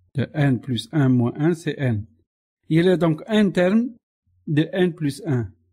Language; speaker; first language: French; non-native, local second language; Arabic